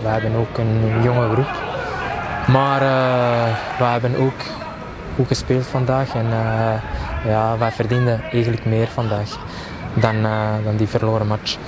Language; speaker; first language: Dutch; non-native, local second language; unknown